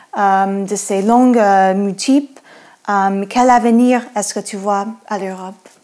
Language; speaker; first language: French; non-native, fluent; English